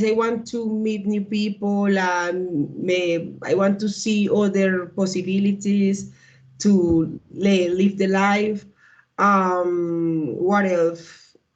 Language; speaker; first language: English; non-native, learner; Spanish